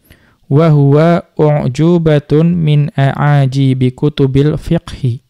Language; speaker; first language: Arabic; non-native, fluent; Indonesian